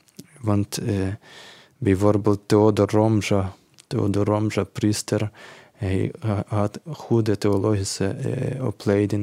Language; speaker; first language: Dutch; non-native, learner; Ukrainian